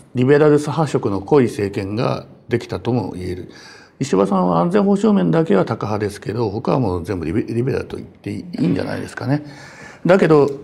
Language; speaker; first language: Japanese; native; Japanese